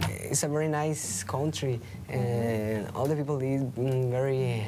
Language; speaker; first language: English; non-native, fluent; Spanish